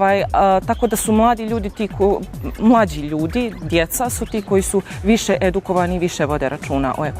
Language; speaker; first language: Bosnian; native; Bosnian